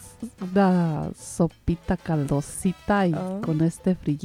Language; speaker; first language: Spanish; native; Spanish